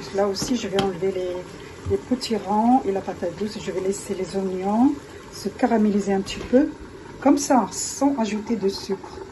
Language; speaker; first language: French; non-native, local second language; Arabic